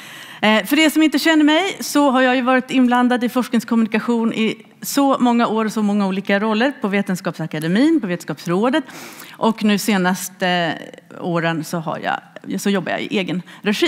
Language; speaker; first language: Swedish; native; Swedish